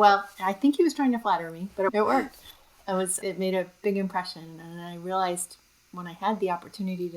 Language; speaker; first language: English; native; English